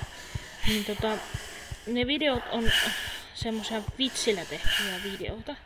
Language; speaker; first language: Finnish; native; Finnish